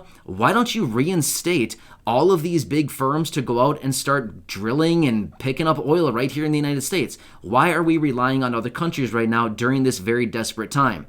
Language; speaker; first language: English; native; English